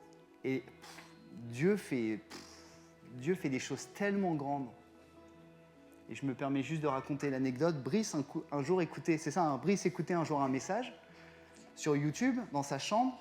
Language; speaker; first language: French; native; French